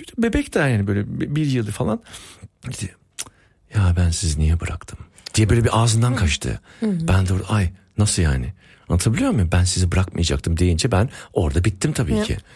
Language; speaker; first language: Turkish; early bilingual, heritage; Turkish